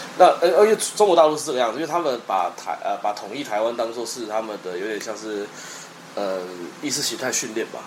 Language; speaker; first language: Chinese; native; Chinese